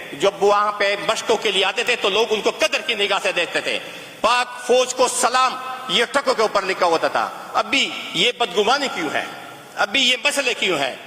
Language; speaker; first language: Urdu; non-native, local second language; Pashto